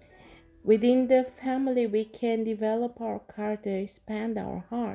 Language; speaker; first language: English; non-native, fluent; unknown